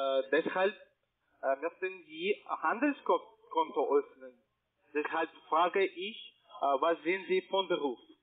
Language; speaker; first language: German; non-native, learner; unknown